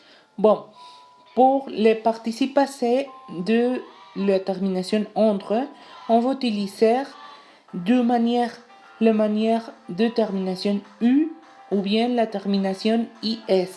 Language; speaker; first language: French; non-native, learner; Spanish